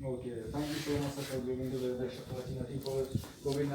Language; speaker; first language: English; non-native, local second language; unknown